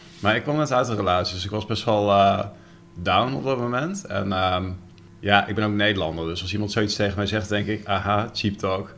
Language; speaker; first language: Dutch; native; Dutch